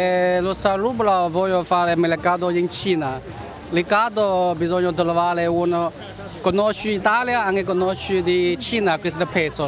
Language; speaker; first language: Italian; non-native, learner; Chinese